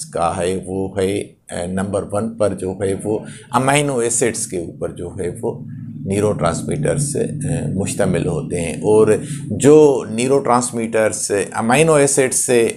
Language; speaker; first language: Urdu; non-native, local second language; Sindhi